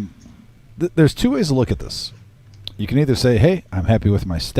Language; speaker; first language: English; native; English